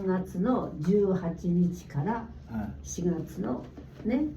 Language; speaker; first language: Japanese; native; Japanese